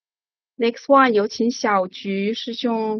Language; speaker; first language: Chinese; native; Chinese